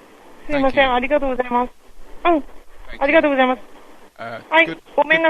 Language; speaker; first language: Japanese; non-native, learner; English